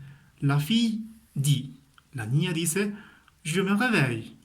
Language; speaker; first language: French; non-native, fluent; Spanish